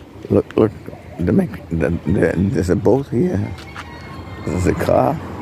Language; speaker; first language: English; non-native, local second language; Spanish